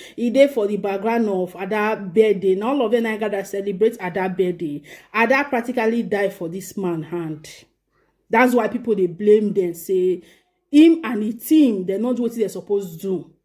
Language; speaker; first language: Nigerian Pidgin; native; Nigerian Pidgin